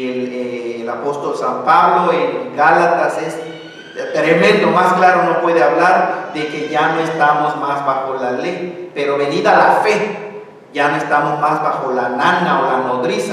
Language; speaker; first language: Spanish; native; Spanish